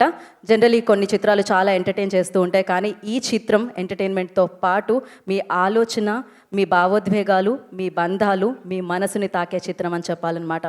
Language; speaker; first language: Telugu; native; Telugu